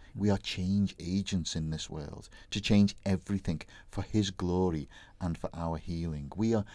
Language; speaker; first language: English; native; English